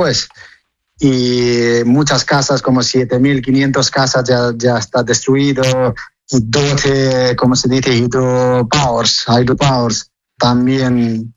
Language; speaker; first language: Spanish; non-native, learner; Nepali